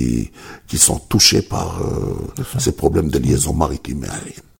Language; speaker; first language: French; native; French